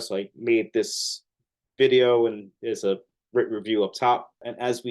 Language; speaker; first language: English; native; English